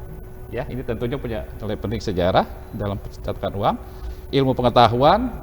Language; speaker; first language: Indonesian; native; Indonesian